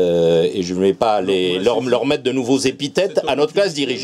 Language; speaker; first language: French; native; French